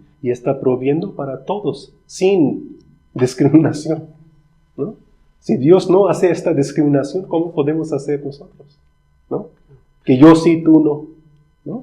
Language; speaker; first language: Spanish; non-native, fluent; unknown